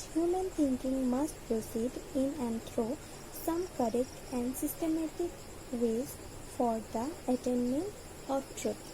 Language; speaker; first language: English; non-native, local second language; Assamese